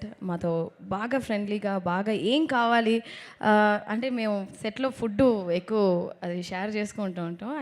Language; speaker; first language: Telugu; non-native, local second language; Tamil